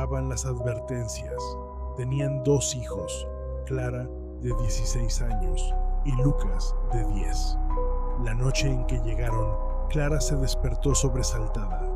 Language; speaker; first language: Spanish; native; Spanish